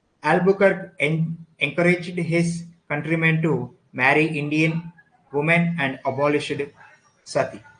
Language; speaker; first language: English; non-native, local second language; Telugu